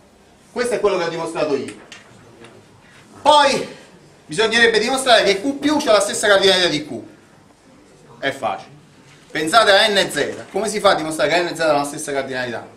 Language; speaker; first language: Italian; native; Italian